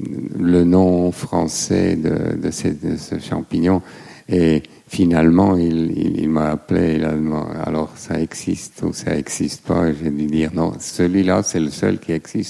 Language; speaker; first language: French; non-native, fluent; German